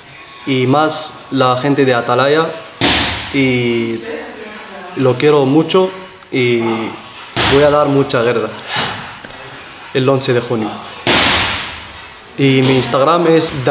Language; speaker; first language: Spanish; non-native, learner; Arabic